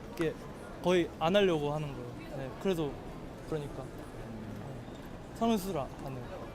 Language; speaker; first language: Korean; early bilingual, heritage; Korean